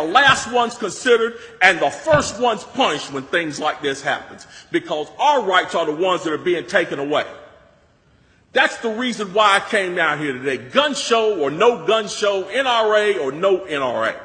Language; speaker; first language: English; native; English